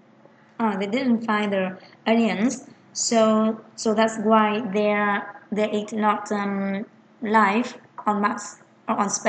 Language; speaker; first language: English; non-native, fluent; Vietnamese